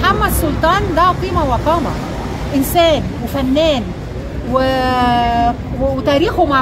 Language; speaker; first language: Arabic; native; Arabic